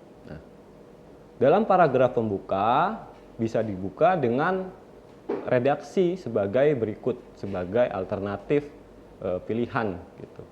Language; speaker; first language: Indonesian; native; Indonesian